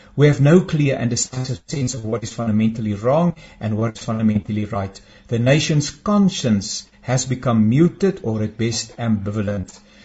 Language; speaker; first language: English; non-native, local second language; Afrikaans